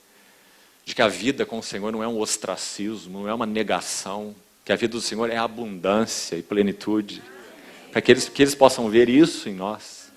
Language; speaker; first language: Portuguese; native; Portuguese